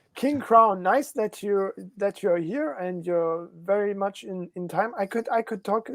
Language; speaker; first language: English; non-native, fluent; German